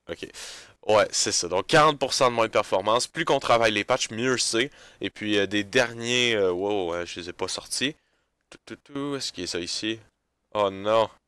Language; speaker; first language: French; native; French